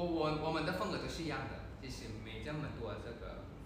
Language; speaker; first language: Chinese; non-native, learner; Thai